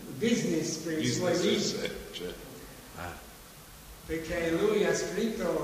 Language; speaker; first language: Italian; non-native, fluent; English